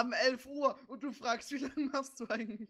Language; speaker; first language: German; native; German